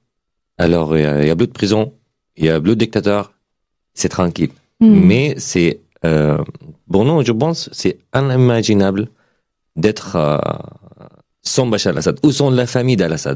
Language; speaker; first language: French; non-native, fluent; Arabic